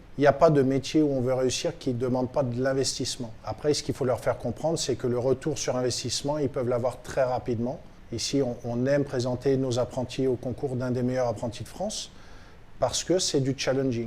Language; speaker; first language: French; native; French